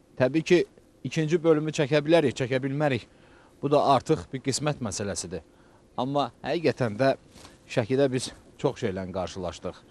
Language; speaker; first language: Azerbaijani; native; Azerbaijani